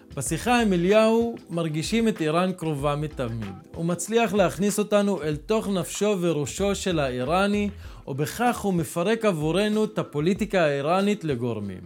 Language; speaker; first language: Hebrew; native; Hebrew